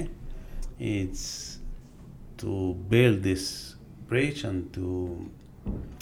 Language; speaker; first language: English; non-native, fluent; Aramaic